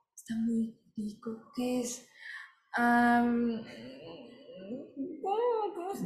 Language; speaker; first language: Spanish; non-native, learner; Japanese